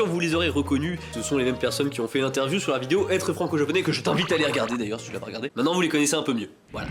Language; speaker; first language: French; native; French